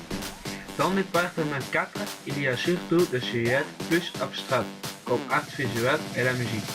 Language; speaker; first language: French; non-native, learner; Dutch